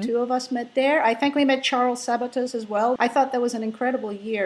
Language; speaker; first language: English; non-native, fluent; Slovak